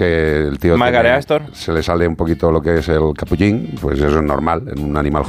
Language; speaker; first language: Spanish; native; Spanish